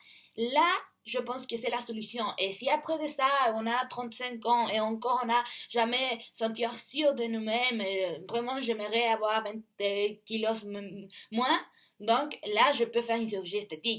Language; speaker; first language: French; non-native, learner; Spanish